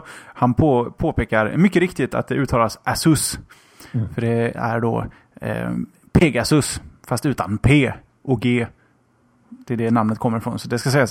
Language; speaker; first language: Swedish; native; Swedish